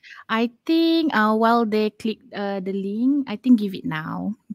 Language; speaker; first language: English; non-native, local second language; Malay